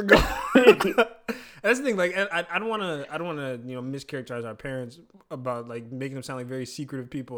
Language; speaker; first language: English; native; English